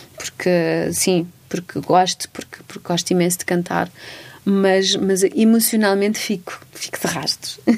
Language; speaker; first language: Portuguese; native; Portuguese